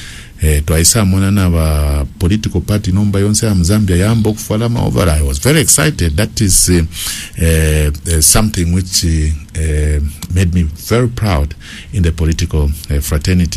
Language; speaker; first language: English; non-native, local second language; Bemba